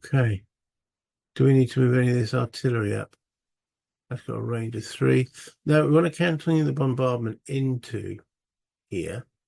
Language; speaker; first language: English; native; English